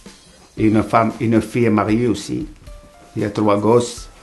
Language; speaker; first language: French; non-native, learner; Arabic